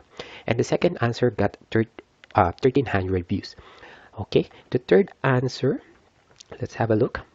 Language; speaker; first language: English; non-native, fluent; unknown